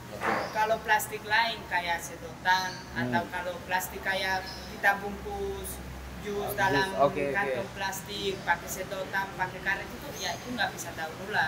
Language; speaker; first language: Indonesian; non-native, fluent; Spanish